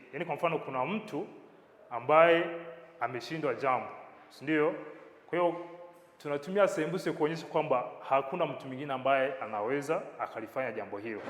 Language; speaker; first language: Swahili; non-native, local second language; Kinyarwanda